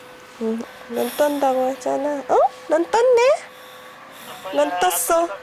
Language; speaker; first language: Korean; non-native, learner; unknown